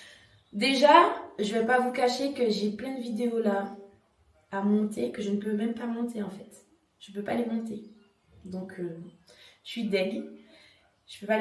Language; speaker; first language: French; native; French